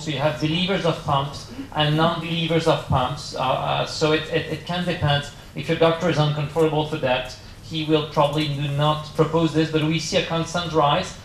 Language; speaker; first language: English; non-native, fluent; French